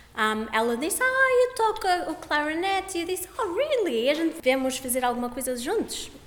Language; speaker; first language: Portuguese; early bilingual, heritage; Portuguese